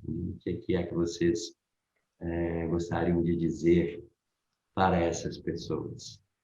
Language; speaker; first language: Portuguese; native; Portuguese